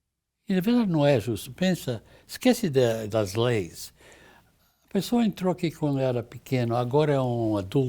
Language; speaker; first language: Portuguese; non-native, fluent; English